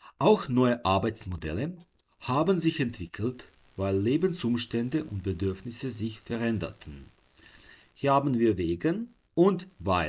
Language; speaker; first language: German; non-native, fluent; Serbian